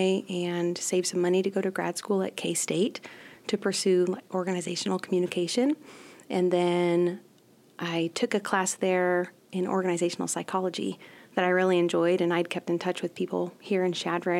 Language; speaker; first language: English; native; English